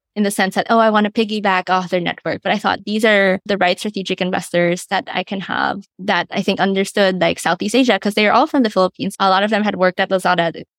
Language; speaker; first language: English; non-native, local second language; Filipino